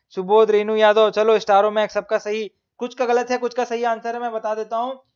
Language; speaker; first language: Hindi; native; Hindi